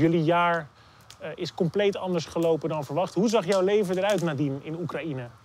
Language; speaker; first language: Dutch; native; Dutch